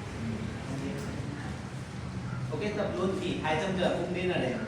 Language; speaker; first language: Vietnamese; non-native, learner; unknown